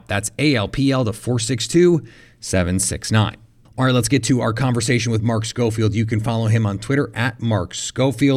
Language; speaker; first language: English; native; English